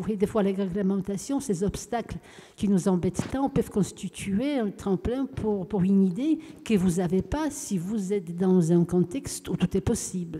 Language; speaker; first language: French; non-native, fluent; Polish